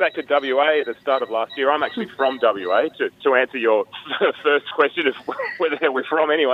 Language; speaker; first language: English; native; English